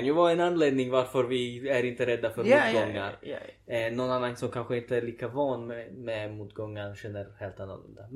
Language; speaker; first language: Swedish; early bilingual, other home language; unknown